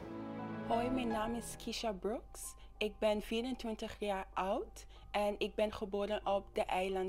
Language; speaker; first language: Dutch; non-native, local second language; English